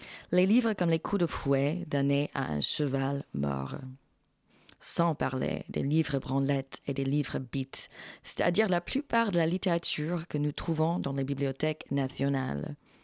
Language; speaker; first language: French; non-native, fluent; English